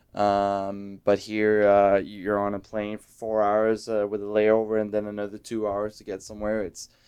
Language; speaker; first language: English; non-native, fluent; Danish